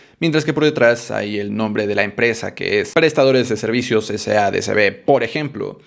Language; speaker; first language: Spanish; native; Spanish